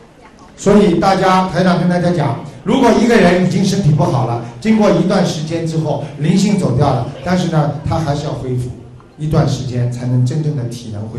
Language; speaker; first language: Chinese; native; Chinese